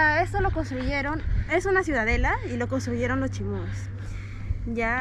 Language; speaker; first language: Spanish; native; Spanish